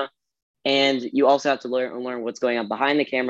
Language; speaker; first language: English; native; English